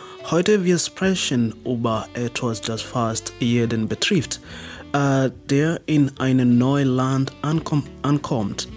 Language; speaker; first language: German; non-native, learner; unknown